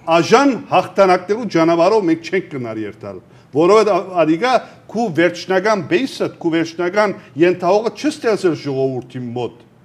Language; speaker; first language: Armenian; early bilingual, heritage; Armenian